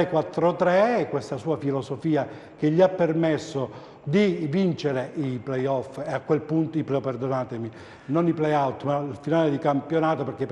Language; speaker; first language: Italian; native; Italian